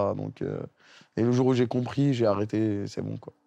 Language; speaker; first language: French; native; French